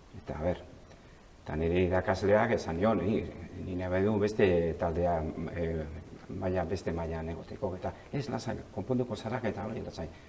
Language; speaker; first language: Basque; non-native, local second language; Spanish